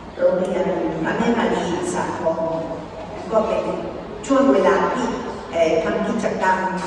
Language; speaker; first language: Thai; non-native, fluent; Spanish